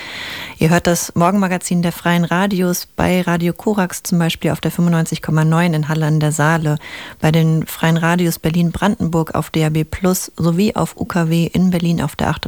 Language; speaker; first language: German; native; German